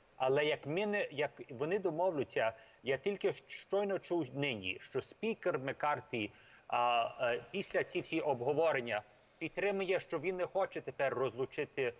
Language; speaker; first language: Ukrainian; early bilingual, heritage; English